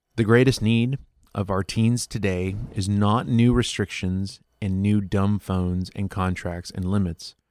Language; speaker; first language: English; early bilingual, other home language; Spanish